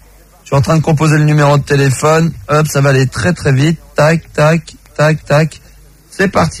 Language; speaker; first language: French; native; French